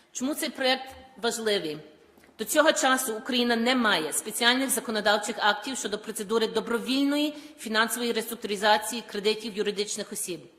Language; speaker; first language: Ukrainian; early bilingual, heritage; Ukrainian